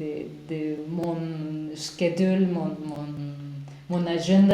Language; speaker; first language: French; non-native, learner; Spanish